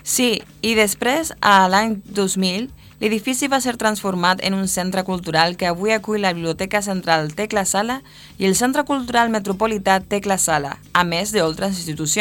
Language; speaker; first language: Catalan; non-native, learner; Spanish